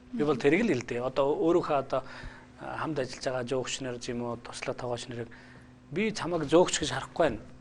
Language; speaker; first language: Mongolian; non-native, fluent; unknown